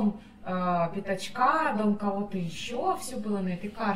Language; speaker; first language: Russian; native; Russian